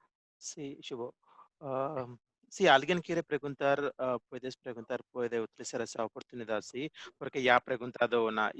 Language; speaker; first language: Spanish; non-native, learner; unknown